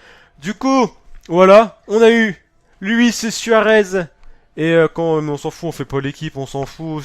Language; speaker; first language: French; native; French